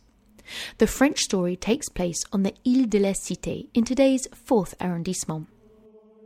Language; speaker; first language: English; native; English